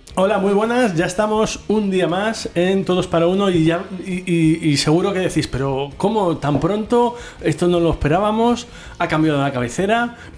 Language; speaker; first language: Spanish; native; Spanish